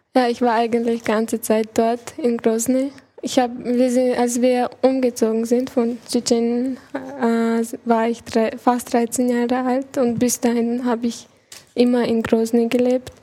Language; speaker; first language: German; early bilingual, other home language; Chechen